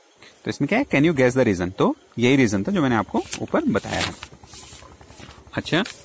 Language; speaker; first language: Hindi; native; Hindi